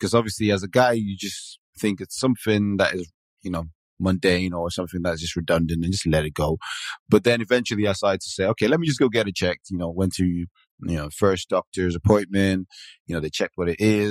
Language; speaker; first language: English; non-native, local second language; Yoruba